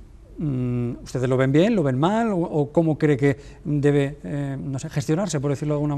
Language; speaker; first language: Spanish; native; Spanish